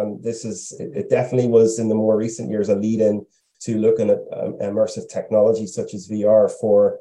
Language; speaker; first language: English; native; English